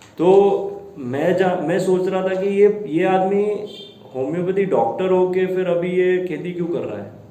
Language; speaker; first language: Hindi; non-native, local second language; Gujarati